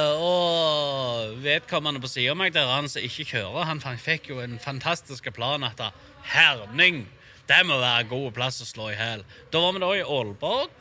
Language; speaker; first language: Norwegian; native; Norwegian